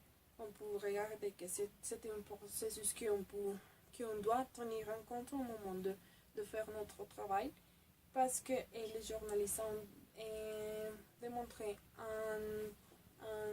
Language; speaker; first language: French; non-native, fluent; Spanish